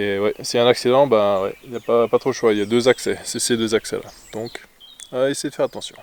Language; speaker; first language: French; native; French